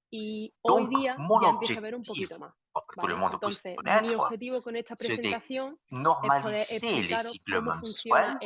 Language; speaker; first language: French; non-native, learner; Spanish